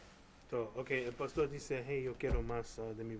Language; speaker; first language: Spanish; early bilingual, heritage; Spanish